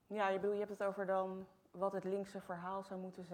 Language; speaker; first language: Dutch; native; Dutch